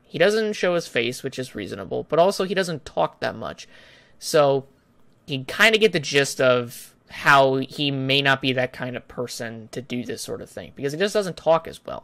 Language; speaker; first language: English; native; English